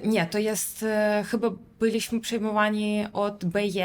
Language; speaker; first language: Polish; non-native, fluent; Russian